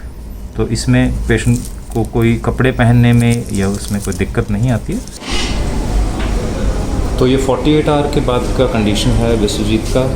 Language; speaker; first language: Hindi; native; Hindi